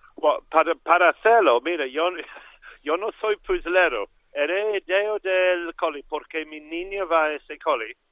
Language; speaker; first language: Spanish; non-native, fluent; English